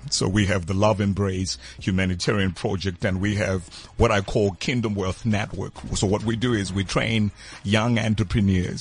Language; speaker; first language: English; non-native, local second language; Tswana